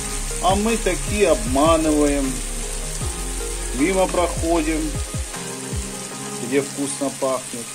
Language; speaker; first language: Russian; non-native, fluent; Hindi